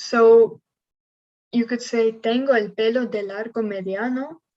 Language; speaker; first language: Spanish; non-native, learner; English